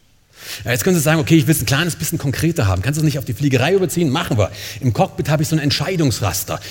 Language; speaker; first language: German; native; German